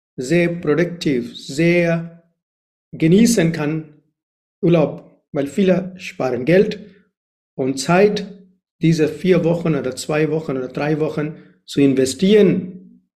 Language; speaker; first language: German; non-native, learner; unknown